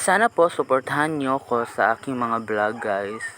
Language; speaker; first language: Filipino; non-native, local second language; Cebuano